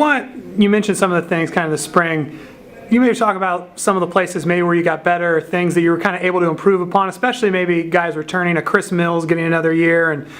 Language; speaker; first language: English; native; English